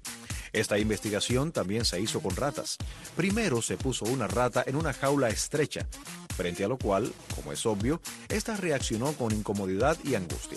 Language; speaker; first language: Spanish; native; Spanish